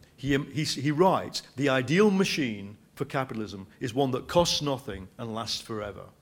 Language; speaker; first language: English; native; English